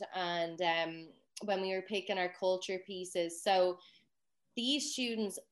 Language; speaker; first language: English; native; English